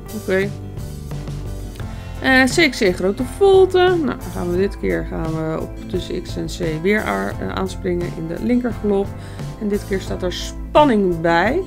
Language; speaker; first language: Dutch; native; Dutch